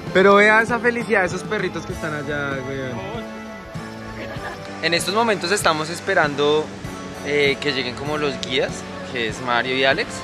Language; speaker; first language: Spanish; native; Spanish